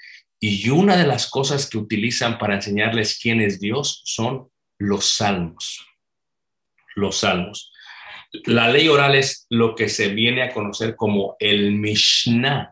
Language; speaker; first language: Spanish; native; Spanish